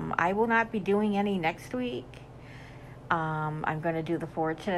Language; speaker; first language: English; native; English